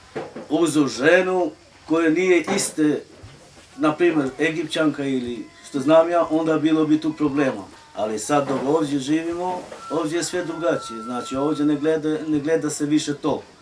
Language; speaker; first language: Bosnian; non-native, local second language; Romany